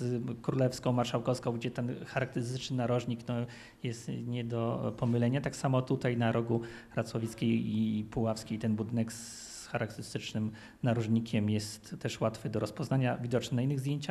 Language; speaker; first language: Polish; native; Polish